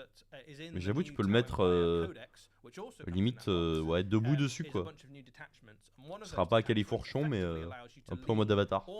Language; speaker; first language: French; native; French